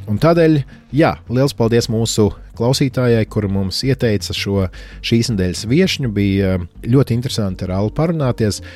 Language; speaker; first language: Latvian; native; Latvian